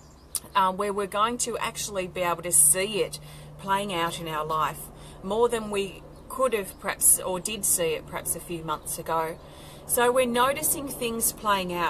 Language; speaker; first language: English; native; English